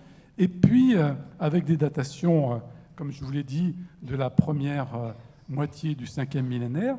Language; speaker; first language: French; native; French